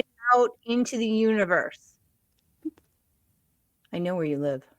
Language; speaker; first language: English; native; English